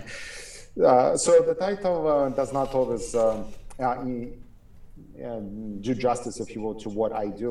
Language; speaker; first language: English; non-native, fluent; Ukrainian